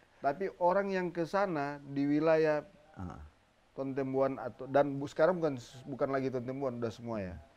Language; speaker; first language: Indonesian; native; Indonesian